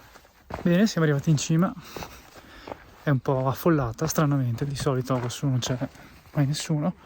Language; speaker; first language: Italian; native; Italian